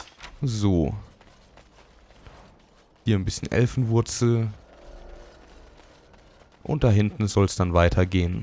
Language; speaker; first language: German; native; German